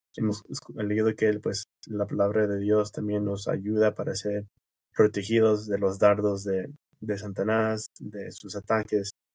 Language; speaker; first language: Spanish; non-native, fluent; English